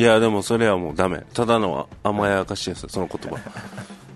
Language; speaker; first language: Japanese; native; Japanese